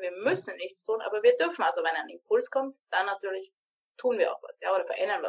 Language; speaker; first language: German; native; German